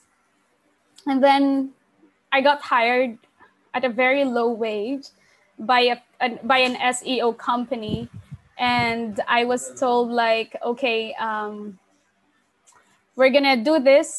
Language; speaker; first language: English; non-native, local second language; Pampanga